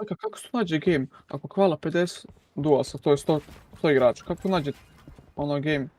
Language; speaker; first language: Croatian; non-native, learner; Macedonian